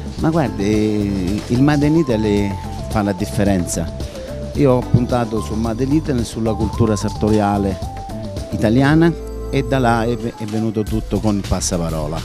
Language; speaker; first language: Italian; native; Italian